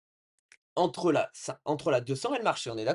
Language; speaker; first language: French; native; French